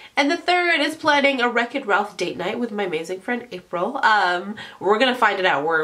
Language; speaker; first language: English; early bilingual, other home language; French